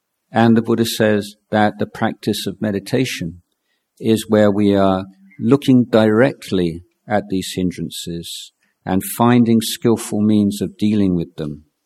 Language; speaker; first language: English; native; English